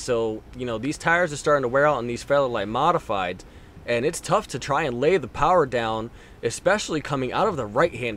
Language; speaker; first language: English; native; English